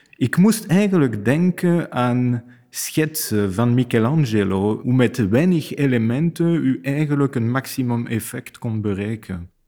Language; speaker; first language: Dutch; non-native, fluent; French